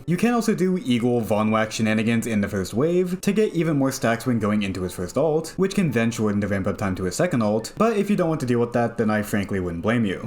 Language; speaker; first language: English; native; English